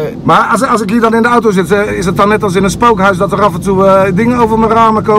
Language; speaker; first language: Dutch; native; Dutch